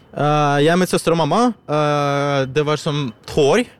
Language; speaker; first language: Norwegian; non-native, learner; Ukrainian